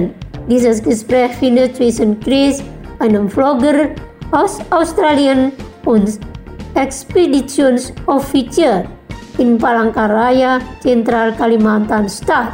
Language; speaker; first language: German; non-native, fluent; Indonesian